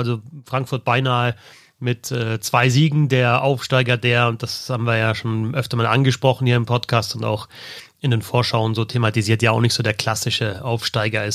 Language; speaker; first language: German; native; German